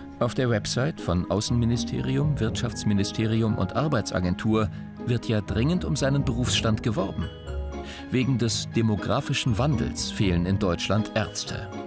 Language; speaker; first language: German; native; German